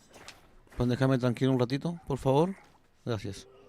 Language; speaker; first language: Spanish; native; Spanish